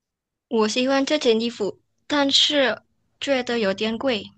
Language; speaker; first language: Chinese; non-native, learner; Indonesian